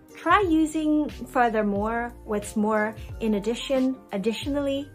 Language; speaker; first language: English; non-native, fluent; Chinese